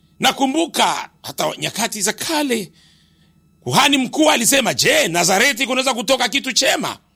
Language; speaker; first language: Swahili; native; Swahili